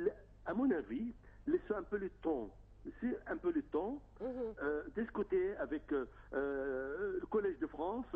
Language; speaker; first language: French; non-native, fluent; Arabic